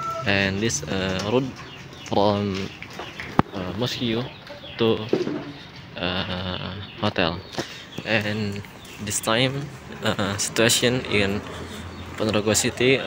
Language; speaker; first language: English; non-native, learner; Indonesian